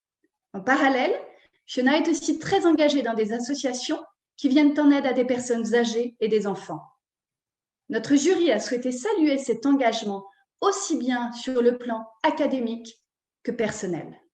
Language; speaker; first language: French; native; French